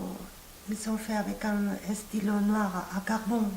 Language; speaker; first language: French; non-native, fluent; Spanish